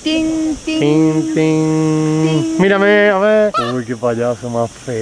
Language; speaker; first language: Spanish; native; Spanish